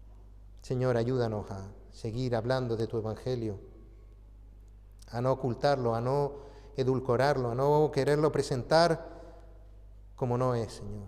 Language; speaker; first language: Spanish; native; Spanish